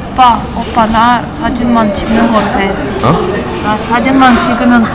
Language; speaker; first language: Korean; non-native, learner; Russian